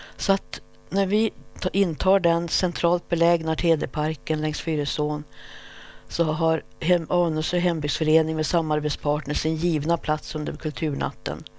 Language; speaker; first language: Swedish; native; Swedish